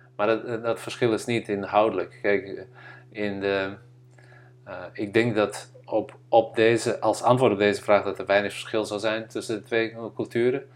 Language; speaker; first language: Dutch; non-native, fluent; Bosnian